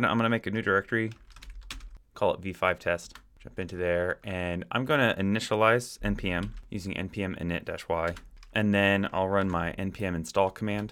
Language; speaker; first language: English; native; English